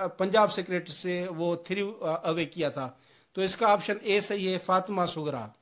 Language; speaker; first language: Urdu; non-native, local second language; Sindhi